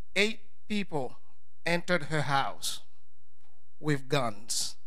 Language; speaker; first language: English; non-native, fluent; Haitian Creole